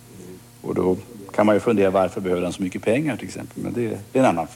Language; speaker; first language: Swedish; native; Swedish